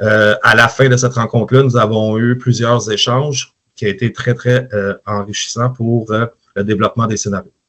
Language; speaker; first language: French; native; French